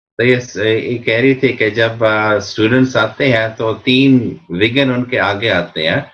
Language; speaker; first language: Hindi; native; Hindi